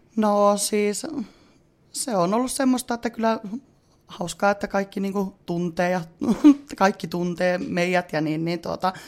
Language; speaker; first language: Finnish; native; Finnish